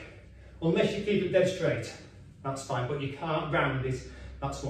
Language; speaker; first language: English; native; English